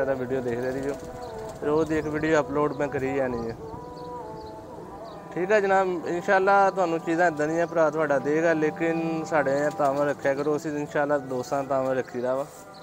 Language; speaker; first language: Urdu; non-native, local second language; Punjabi